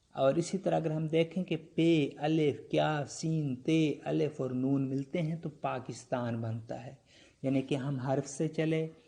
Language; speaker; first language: Urdu; non-native, local second language; Pashto